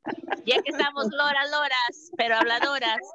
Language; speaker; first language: Spanish; native; Spanish